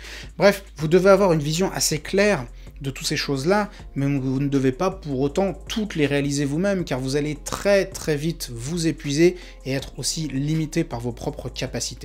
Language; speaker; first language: French; native; French